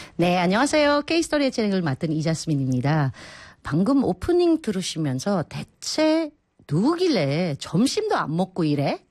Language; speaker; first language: Korean; non-native, fluent; Filipino